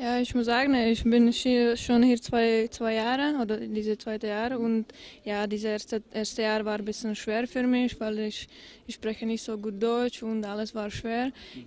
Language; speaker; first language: German; non-native, learner; Czech